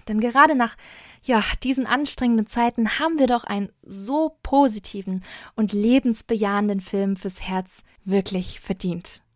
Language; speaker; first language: German; native; German